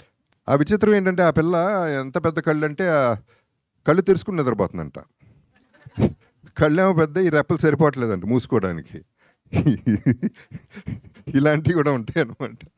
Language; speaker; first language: Telugu; native; Telugu